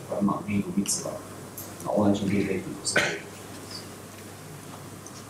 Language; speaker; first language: Japanese; non-native, learner; English